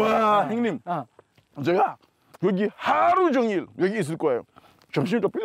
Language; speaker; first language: Korean; non-native, fluent; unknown